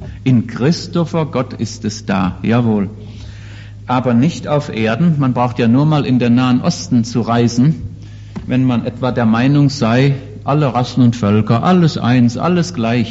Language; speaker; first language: German; native; German